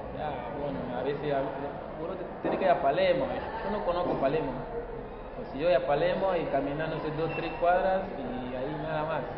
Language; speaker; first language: Spanish; non-native, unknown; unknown